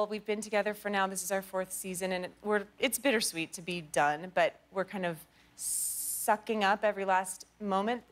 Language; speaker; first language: English; native; English